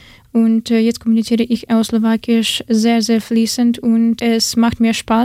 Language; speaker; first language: German; non-native, fluent; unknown